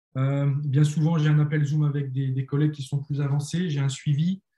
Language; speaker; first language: French; native; French